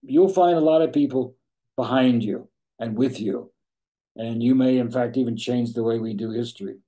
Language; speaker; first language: English; native; English